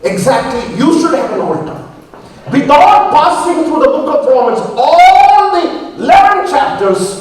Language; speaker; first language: English; non-native, local second language; Malayalam